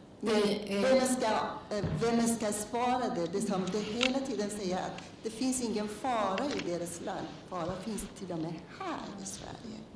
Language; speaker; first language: Swedish; non-native, learner; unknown